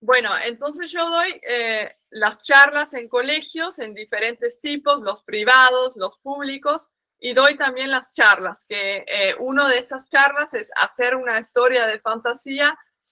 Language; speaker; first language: Spanish; non-native, fluent; Dutch